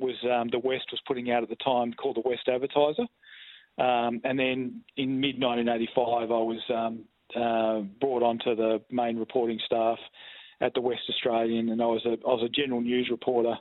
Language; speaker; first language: English; native; English